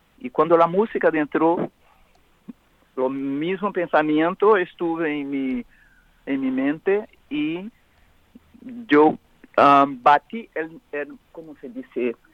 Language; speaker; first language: Spanish; non-native, learner; Portuguese